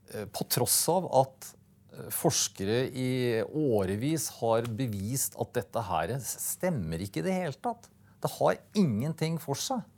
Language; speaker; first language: Norwegian; native; Norwegian